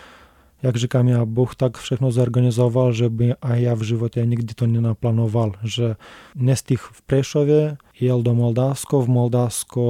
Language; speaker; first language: Czech; non-native, learner; Romanian